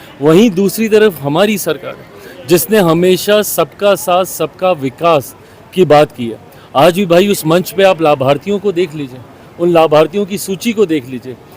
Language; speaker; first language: Hindi; native; Hindi